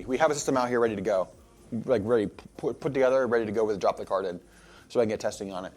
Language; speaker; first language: English; native; English